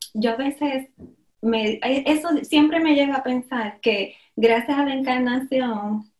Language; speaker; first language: Spanish; native; Spanish